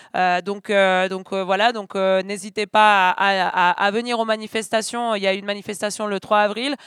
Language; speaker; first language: French; non-native, fluent; Spanish